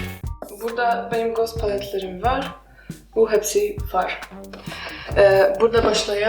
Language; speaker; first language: Turkish; non-native, learner; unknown